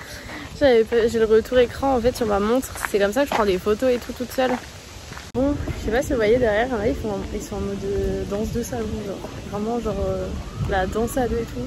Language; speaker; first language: French; native; French